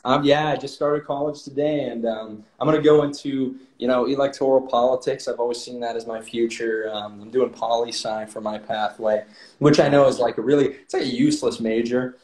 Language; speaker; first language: English; native; English